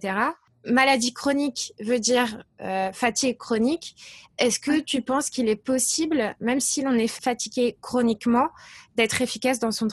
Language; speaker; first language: French; native; French